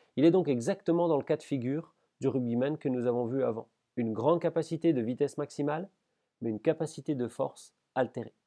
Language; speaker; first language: French; native; French